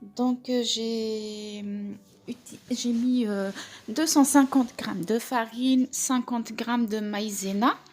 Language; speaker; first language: French; non-native, local second language; Arabic